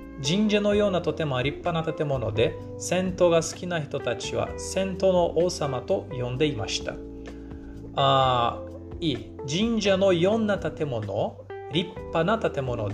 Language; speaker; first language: Japanese; non-native, fluent; Portuguese